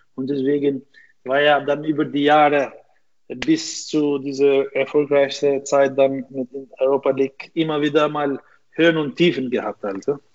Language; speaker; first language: German; non-native, fluent; Albanian